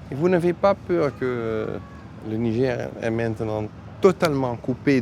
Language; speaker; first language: French; non-native, fluent; Dutch